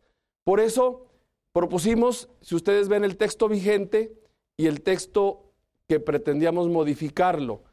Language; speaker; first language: Spanish; native; Spanish